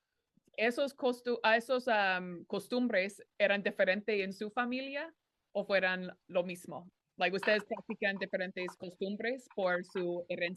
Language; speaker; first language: Spanish; non-native, fluent; English